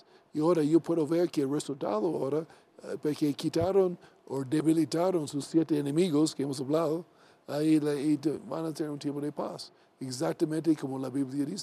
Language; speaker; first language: Spanish; non-native, learner; English